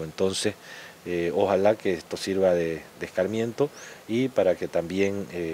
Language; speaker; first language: Spanish; native; Spanish